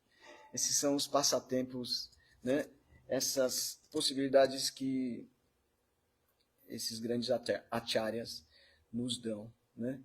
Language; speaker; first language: Portuguese; native; Portuguese